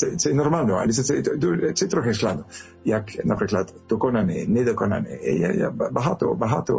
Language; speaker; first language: Ukrainian; non-native, learner; French